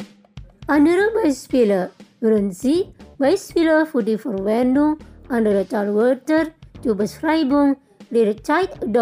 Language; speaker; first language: German; non-native, fluent; Indonesian